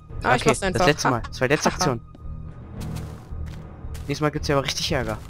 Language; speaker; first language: German; native; German